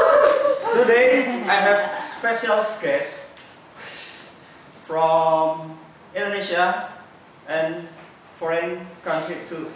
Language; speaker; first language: English; non-native, learner; Indonesian